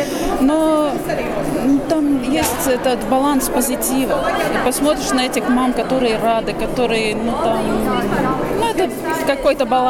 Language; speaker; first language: Russian; non-native, local second language; Latvian